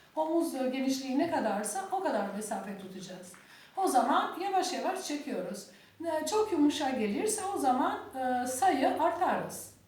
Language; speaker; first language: Turkish; non-native, learner; Albanian